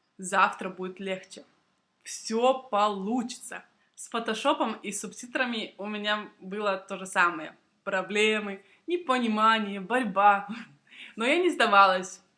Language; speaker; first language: Russian; native; Russian